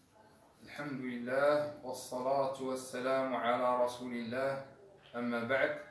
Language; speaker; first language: Arabic; native; Arabic